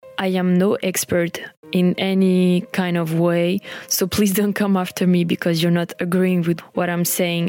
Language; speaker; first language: English; non-native, fluent; French